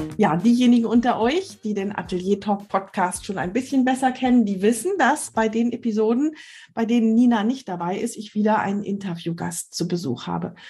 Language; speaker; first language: German; native; German